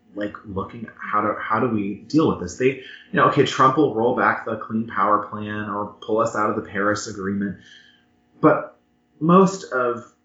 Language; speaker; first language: English; native; English